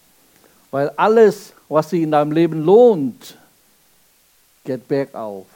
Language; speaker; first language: German; non-native, fluent; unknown